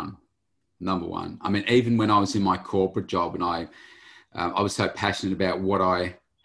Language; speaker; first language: English; native; English